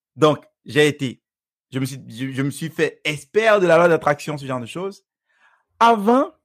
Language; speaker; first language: French; non-native, local second language; Fon